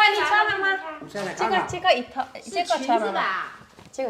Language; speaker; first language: Chinese; non-native, learner; Indonesian